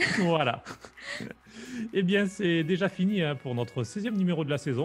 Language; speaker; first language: French; native; French